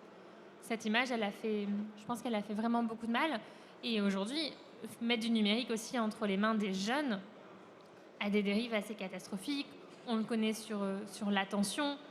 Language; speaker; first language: French; native; French